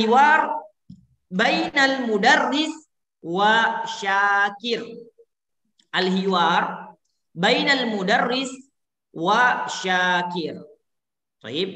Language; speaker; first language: Arabic; non-native, fluent; Indonesian